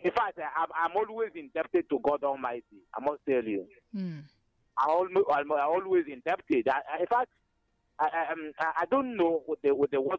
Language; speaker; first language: English; non-native, local second language; Igbo